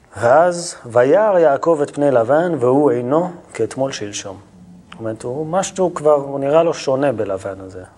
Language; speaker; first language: Hebrew; native; Hebrew